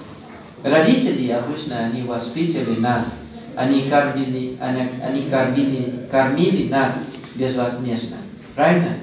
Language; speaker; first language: Russian; non-native, learner; Thai